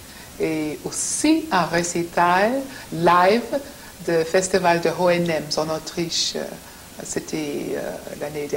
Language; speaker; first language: French; non-native, fluent; English